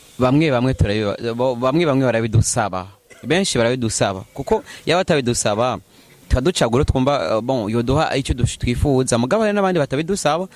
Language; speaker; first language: Rundi; native; Rundi